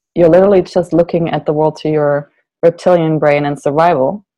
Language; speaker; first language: English; non-native, fluent; German